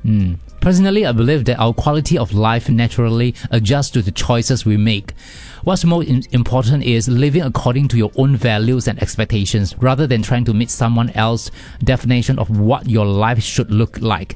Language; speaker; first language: English; non-native, local second language; Chinese